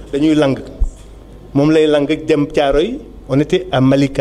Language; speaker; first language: French; non-native, local second language; Wolof